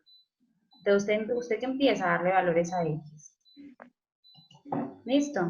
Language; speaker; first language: Spanish; native; Spanish